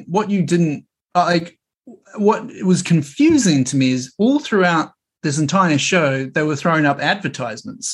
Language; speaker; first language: English; native; English